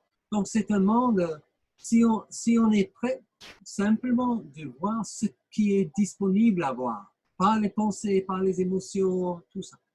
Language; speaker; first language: French; non-native, fluent; English